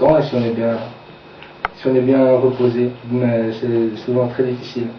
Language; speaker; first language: French; native; French